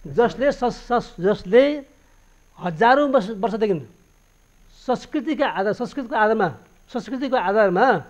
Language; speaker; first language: Nepali; native; Nepali